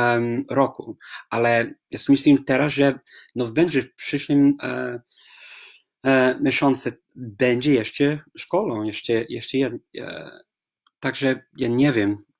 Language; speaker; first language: Polish; non-native, fluent; English